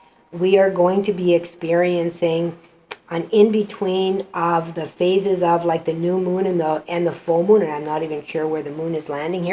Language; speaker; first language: English; native; English